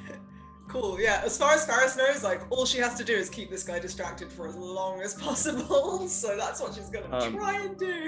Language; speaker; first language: English; native; English